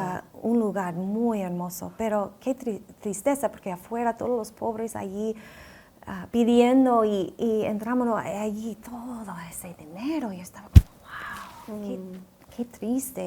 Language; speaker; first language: Spanish; non-native, fluent; English